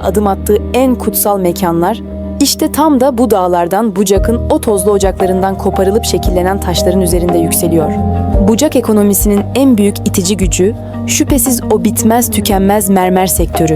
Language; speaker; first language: Turkish; native; Turkish